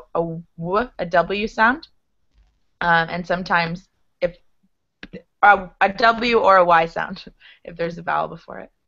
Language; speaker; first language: English; native; English